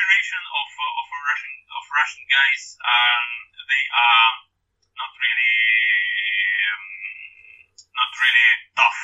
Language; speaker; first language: English; non-native, fluent; Russian